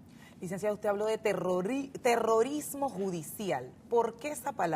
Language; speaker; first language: Spanish; native; Spanish